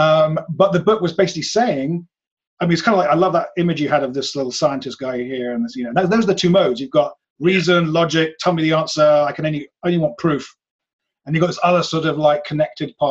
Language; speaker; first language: English; native; English